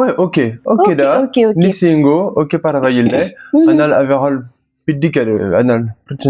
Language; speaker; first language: Tamil; non-native, learner; French